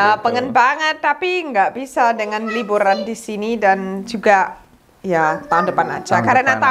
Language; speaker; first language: Indonesian; non-native, fluent; German